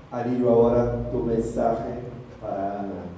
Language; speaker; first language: Spanish; non-native, learner; Portuguese